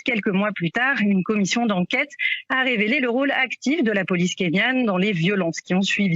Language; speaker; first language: French; native; French